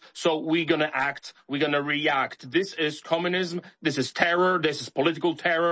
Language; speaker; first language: English; non-native, fluent; Polish